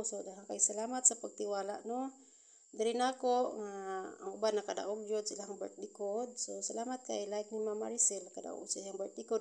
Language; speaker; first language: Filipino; non-native, local second language; Cebuano